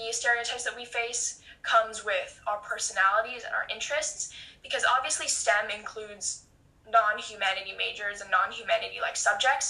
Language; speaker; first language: English; native; English